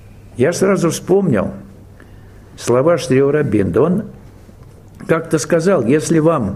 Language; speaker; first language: Russian; native; Russian